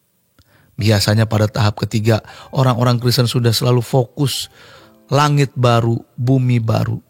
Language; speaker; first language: Indonesian; native; Indonesian